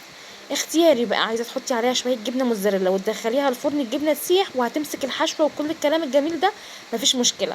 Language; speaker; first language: Arabic; native; Arabic